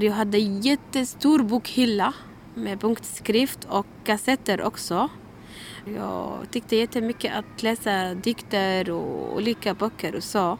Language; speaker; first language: Swedish; non-native, learner; Arabic